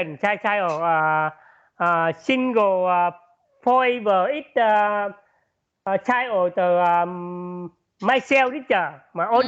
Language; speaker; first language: English; non-native, learner; Vietnamese